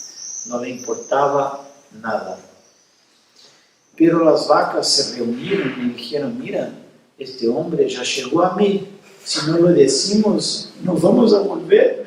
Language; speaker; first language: Spanish; non-native, fluent; Portuguese